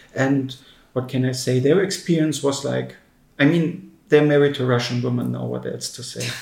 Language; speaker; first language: English; non-native, fluent; German